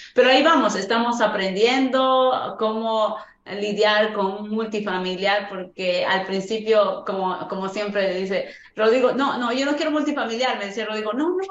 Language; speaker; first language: Spanish; native; Spanish